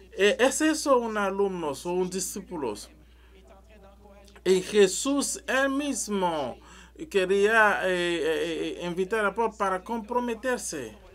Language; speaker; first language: Spanish; non-native, learner; French